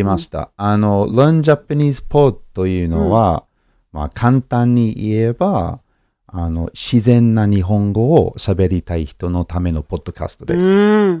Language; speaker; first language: Japanese; non-native, fluent; English